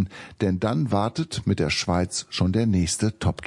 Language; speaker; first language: German; native; German